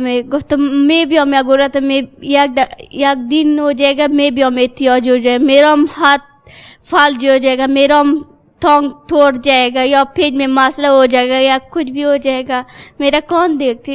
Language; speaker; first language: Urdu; non-native, learner; Persian